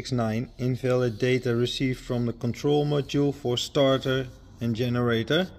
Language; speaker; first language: English; non-native, fluent; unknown